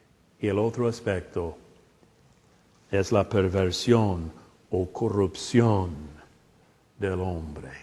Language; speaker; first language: Spanish; non-native, fluent; English